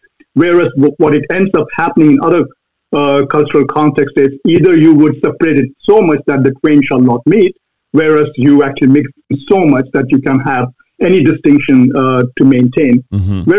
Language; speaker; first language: English; non-native, local second language; Malayalam